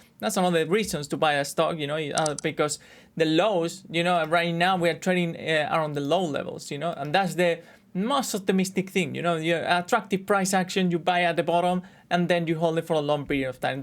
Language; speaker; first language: English; non-native, fluent; Spanish